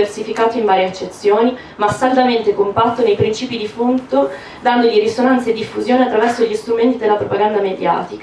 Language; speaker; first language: Italian; native; Italian